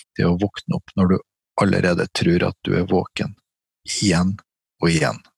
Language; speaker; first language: Norwegian; native; Norwegian